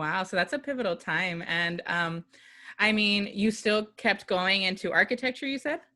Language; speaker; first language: English; native; English